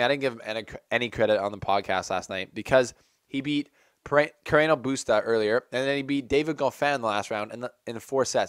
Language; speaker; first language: English; native; English